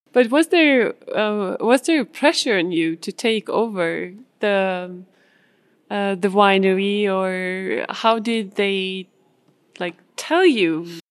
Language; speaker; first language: English; non-native, fluent; Swedish